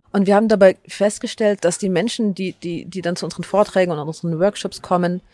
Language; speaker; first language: German; native; German